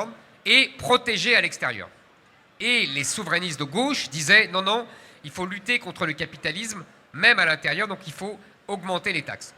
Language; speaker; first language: French; native; French